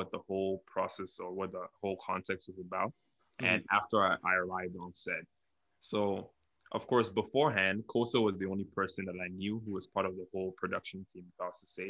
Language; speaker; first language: English; non-native, local second language; Yoruba